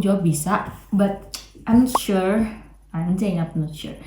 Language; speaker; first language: English; non-native, learner; Indonesian